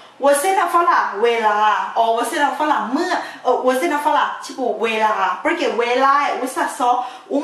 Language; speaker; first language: Portuguese; non-native, fluent; Thai